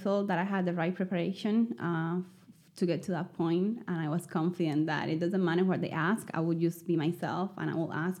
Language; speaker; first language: English; non-native, fluent; Spanish